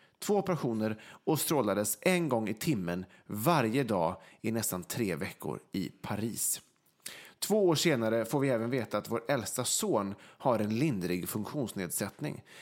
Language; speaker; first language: Swedish; native; Swedish